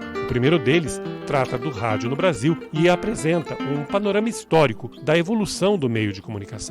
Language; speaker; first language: Portuguese; native; Portuguese